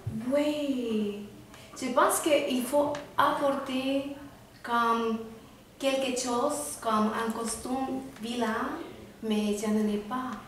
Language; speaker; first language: French; non-native, learner; Danish